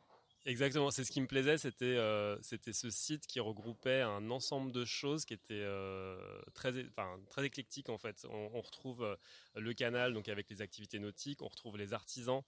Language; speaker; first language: French; native; French